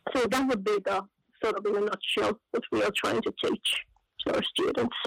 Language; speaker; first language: English; non-native, fluent; Finnish